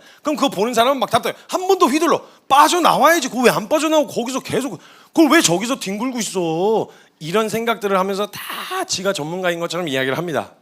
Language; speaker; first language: Korean; native; Korean